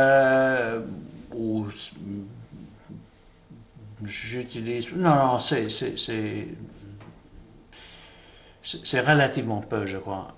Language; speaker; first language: French; non-native, fluent; English